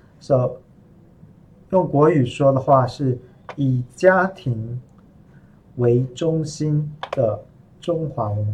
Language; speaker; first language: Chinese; non-native, fluent; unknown